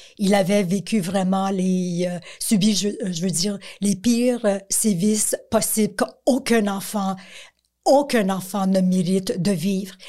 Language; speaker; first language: French; native; French